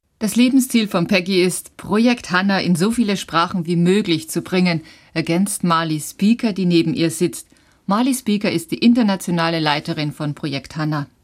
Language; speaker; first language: German; native; German